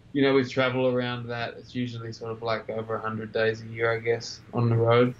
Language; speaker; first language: English; native; English